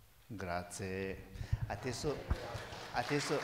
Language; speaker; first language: Italian; non-native, learner; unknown